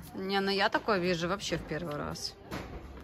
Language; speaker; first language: Russian; native; Russian